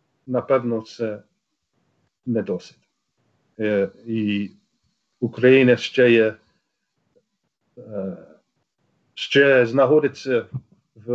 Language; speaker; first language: Ukrainian; non-native, learner; English